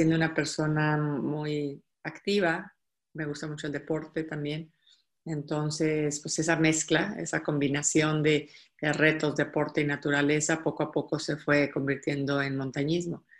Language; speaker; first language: Spanish; native; Spanish